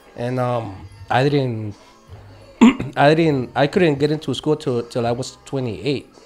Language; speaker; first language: English; native; English